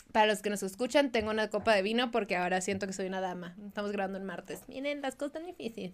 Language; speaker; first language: Spanish; native; Spanish